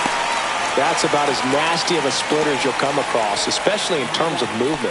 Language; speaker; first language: English; native; English